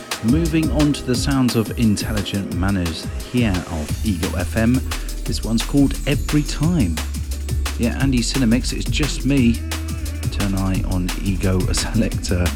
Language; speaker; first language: English; native; English